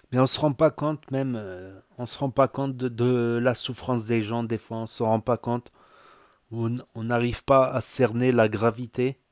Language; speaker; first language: French; native; French